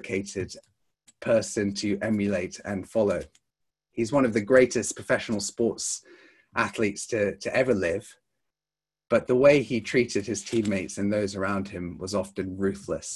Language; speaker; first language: English; native; English